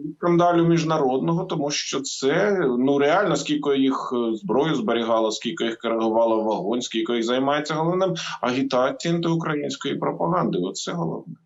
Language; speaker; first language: Ukrainian; non-native, local second language; Russian